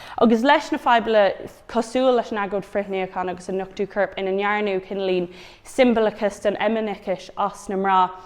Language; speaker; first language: Irish; non-native, local second language; English